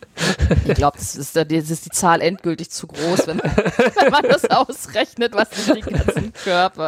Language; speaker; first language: German; native; German